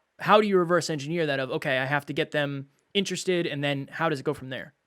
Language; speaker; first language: English; native; English